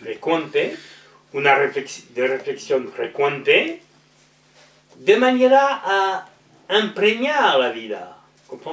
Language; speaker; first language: Spanish; non-native, learner; French